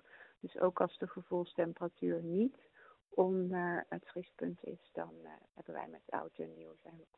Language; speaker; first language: Dutch; native; Dutch